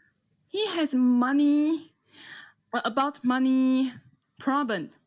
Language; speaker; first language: English; non-native, learner; Chinese